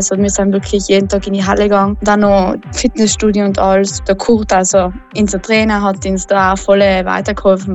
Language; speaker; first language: German; native; German